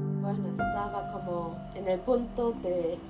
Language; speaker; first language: Spanish; non-native, learner; German